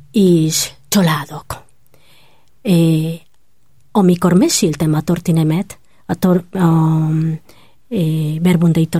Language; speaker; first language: Hungarian; non-native, learner; Spanish